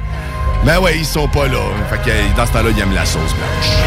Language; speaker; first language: French; native; French